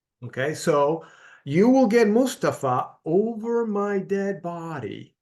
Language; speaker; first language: English; native; English